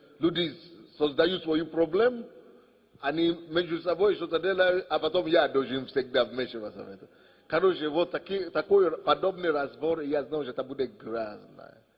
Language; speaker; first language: Russian; non-native, fluent; Yoruba